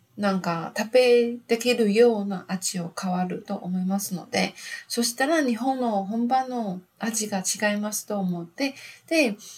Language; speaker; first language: Japanese; non-native, learner; Chinese